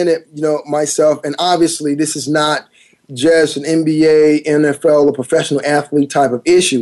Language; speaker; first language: English; native; English